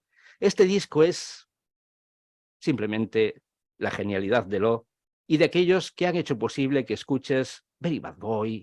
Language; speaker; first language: Spanish; native; Spanish